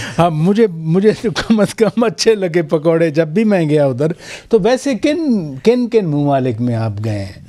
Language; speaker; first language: Urdu; non-native, local second language; Saraiki